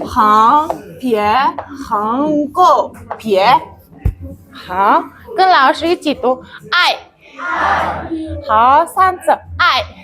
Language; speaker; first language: Chinese; non-native, learner; Mongolian